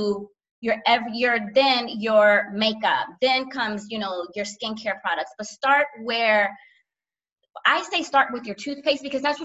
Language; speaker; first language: English; native; English